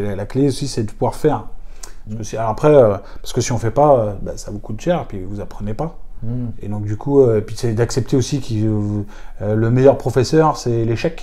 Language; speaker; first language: French; native; French